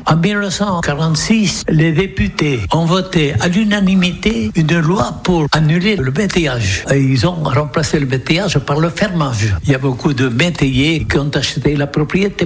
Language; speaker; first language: French; non-native, local second language; Occitan